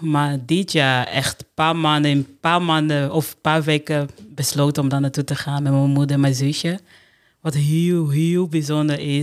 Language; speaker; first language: Dutch; non-native, fluent; Portuguese